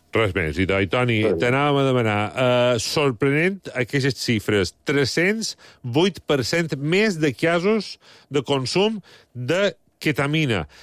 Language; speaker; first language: Catalan; native; Catalan